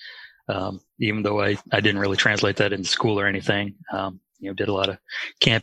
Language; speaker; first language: English; native; English